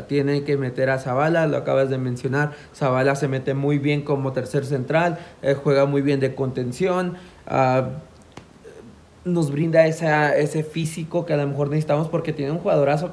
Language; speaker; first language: Spanish; native; Spanish